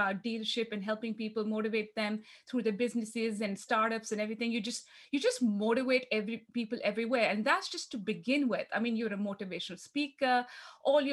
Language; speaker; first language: English; non-native, local second language; Urdu